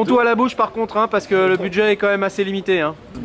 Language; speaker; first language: French; native; French